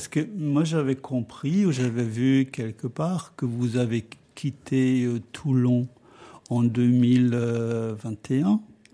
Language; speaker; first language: French; non-native, fluent; German